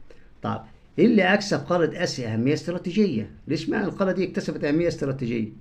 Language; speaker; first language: Arabic; native; Arabic